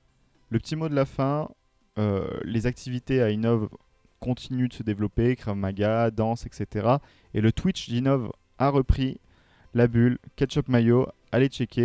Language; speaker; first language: French; native; French